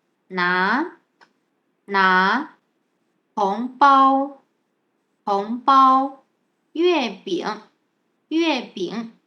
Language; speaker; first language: Chinese; non-native, fluent; Malay